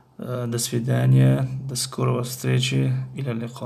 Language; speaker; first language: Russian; non-native, local second language; Tajik